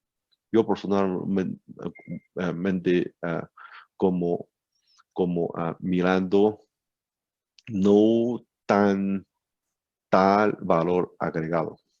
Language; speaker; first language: Spanish; non-native, learner; Chinese